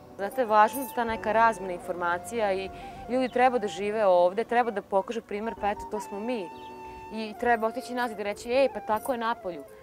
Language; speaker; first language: Serbian; early bilingual, heritage; Serbian